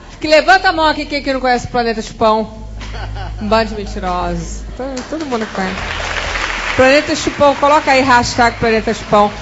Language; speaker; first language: Portuguese; native; Portuguese